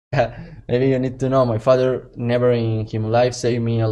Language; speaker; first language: English; non-native, learner; Spanish